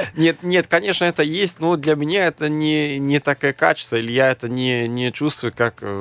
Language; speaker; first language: Russian; non-native, fluent; German